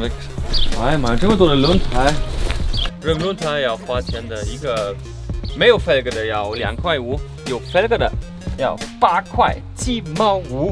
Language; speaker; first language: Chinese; non-native, fluent; German